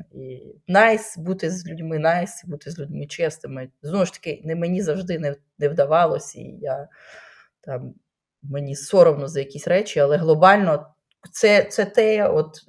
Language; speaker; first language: Ukrainian; native; Ukrainian